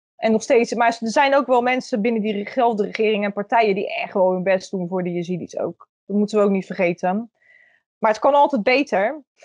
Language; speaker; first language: Dutch; native; Dutch